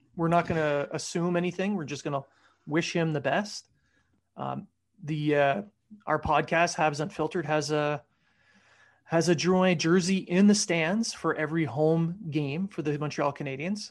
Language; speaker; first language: English; native; English